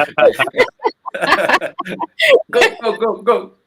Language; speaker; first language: English; non-native, learner; Spanish